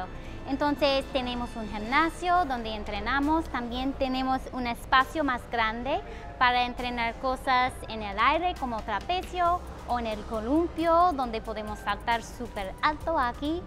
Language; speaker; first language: Spanish; non-native, fluent; English